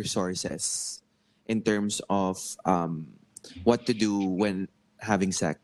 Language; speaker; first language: English; non-native, local second language; Filipino